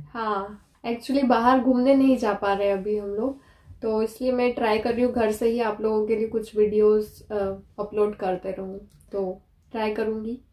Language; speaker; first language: Hindi; native; Hindi